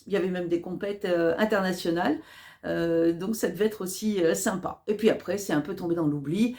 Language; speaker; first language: French; native; French